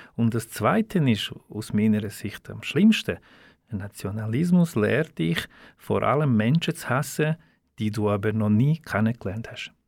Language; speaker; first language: German; non-native, fluent; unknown